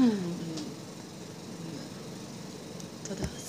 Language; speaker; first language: Japanese; non-native, learner; Persian